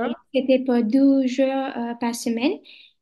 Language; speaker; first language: French; non-native, learner; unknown